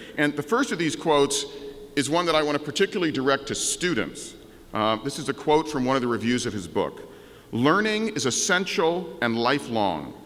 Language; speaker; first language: English; native; English